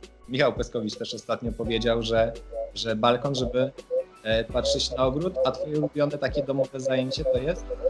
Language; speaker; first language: Polish; native; Polish